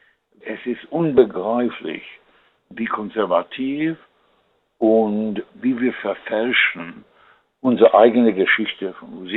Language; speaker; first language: German; non-native, fluent; English